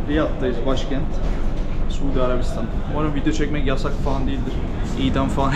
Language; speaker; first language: Turkish; native; Turkish